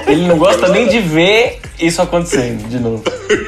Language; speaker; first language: Portuguese; native; Portuguese